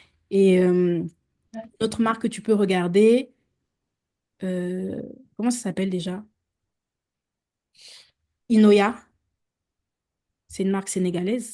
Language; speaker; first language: French; native; French